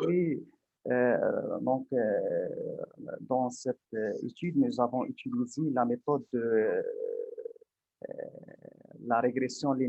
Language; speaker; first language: French; non-native, local second language; Arabic